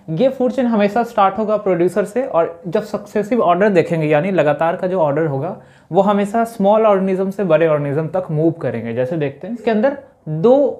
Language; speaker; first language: Hindi; native; Hindi